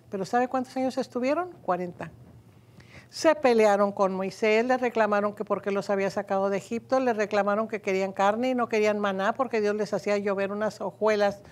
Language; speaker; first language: Spanish; native; Spanish